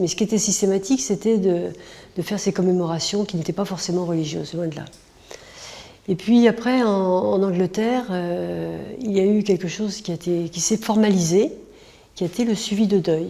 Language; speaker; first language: French; native; French